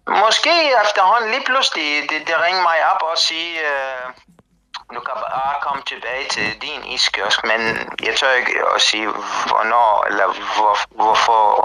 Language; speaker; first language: Danish; non-native, learner; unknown